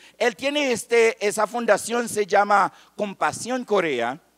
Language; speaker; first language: Spanish; non-native, fluent; Haitian Creole